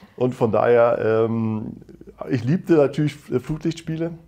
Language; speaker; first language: German; native; German